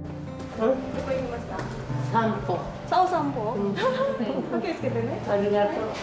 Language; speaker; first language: Japanese; non-native, learner; Indonesian